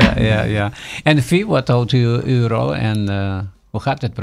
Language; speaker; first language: Dutch; non-native, local second language; Papiamento